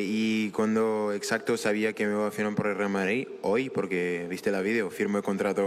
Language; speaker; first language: Spanish; non-native, learner; French